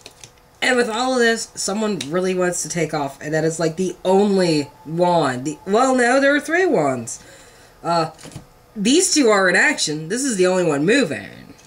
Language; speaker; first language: English; native; English